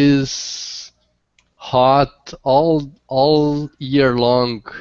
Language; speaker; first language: English; non-native, learner; Portuguese